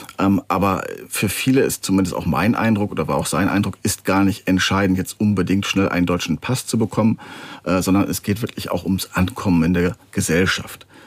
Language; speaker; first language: German; native; German